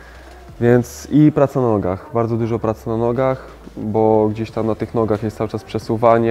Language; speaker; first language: Polish; native; Polish